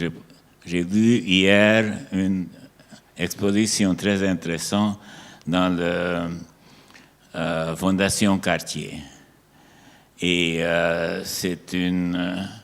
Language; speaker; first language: French; non-native, learner; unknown